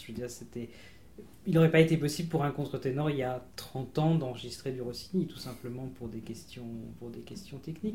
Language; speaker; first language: French; native; French